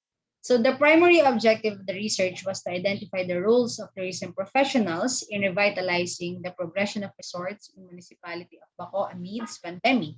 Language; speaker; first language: English; non-native, local second language; Filipino